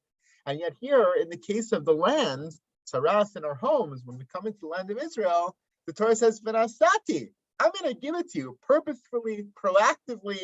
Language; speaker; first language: English; native; English